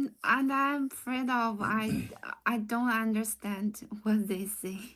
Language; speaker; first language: English; non-native, learner; Chinese